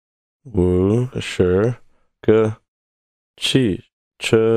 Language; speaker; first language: Chinese; non-native, learner; English